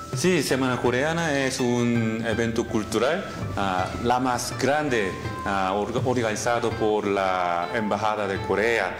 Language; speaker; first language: Spanish; non-native, learner; Korean